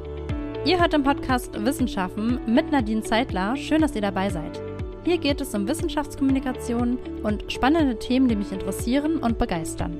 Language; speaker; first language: German; native; German